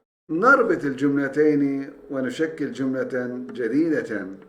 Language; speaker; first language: Arabic; non-native, fluent; Turkish